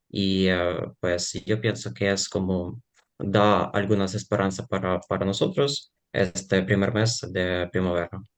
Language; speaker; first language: Spanish; non-native, fluent; Ukrainian